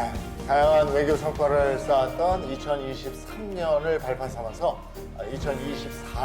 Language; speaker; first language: Korean; native; Korean